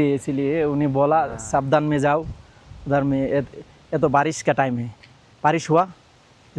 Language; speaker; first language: Hindi; non-native, learner; Bangla